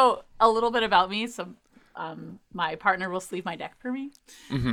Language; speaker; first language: English; native; English